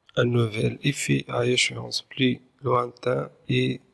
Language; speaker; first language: French; non-native, local second language; Arabic